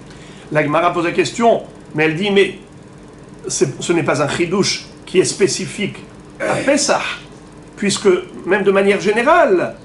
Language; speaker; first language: French; native; French